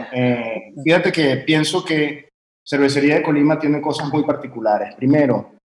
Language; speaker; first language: Spanish; early bilingual, heritage; French